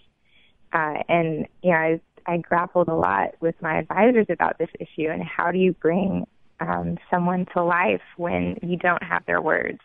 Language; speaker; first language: English; native; English